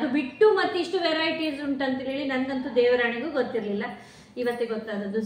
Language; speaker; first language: Kannada; non-native, local second language; Konkani